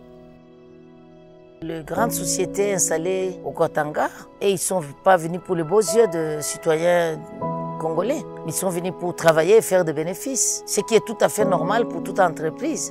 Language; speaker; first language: French; non-native, local second language; Swahili